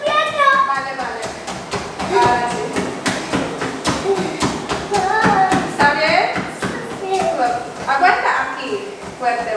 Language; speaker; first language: Spanish; non-native, fluent; Filipino